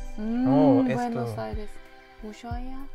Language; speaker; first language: Spanish; non-native, learner; Korean